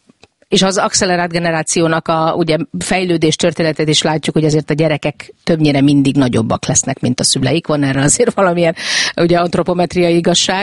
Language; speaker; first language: Hungarian; native; Hungarian